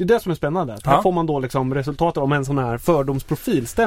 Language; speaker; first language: Swedish; native; Swedish